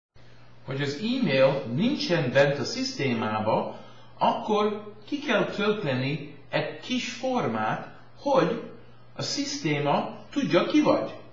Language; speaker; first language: Hungarian; early bilingual, heritage; Hungarian